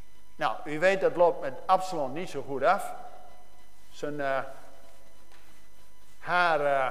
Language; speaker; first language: Dutch; native; Dutch